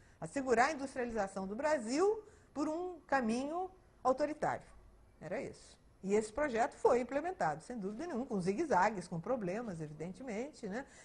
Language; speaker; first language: Portuguese; early bilingual, other home language; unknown